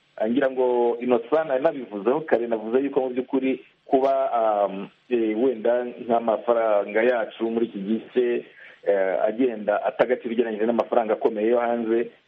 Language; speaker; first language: Kinyarwanda; native; Kinyarwanda